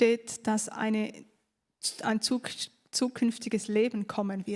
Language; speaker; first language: German; native; German